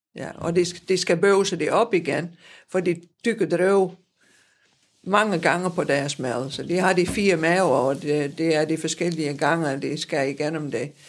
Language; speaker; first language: Danish; non-native, fluent; Dutch